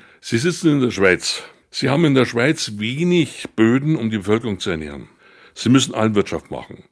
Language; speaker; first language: German; native; German